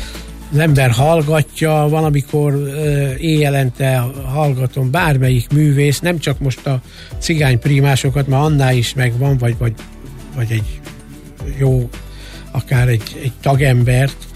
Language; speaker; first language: Hungarian; native; Hungarian